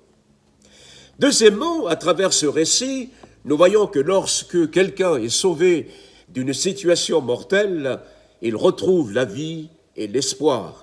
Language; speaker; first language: French; native; French